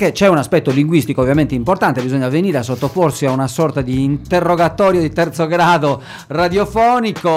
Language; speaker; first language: Italian; native; Italian